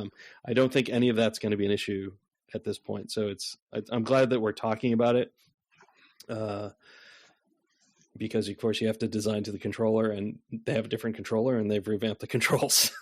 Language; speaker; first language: English; native; English